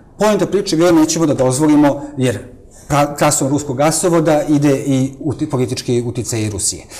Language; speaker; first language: Serbian; native; Serbian